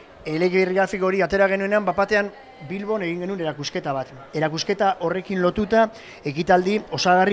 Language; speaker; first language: Basque; native; Basque